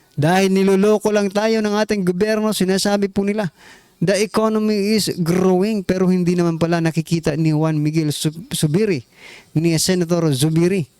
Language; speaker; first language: Filipino; non-native, local second language; Waray